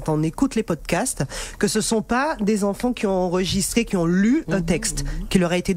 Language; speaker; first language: French; native; French